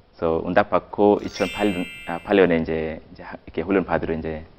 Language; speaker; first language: Korean; non-native, fluent; Swahili